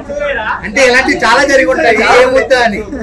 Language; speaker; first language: Telugu; native; Telugu